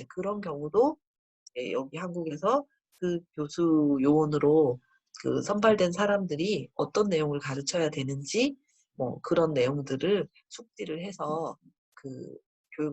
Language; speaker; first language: Korean; native; Korean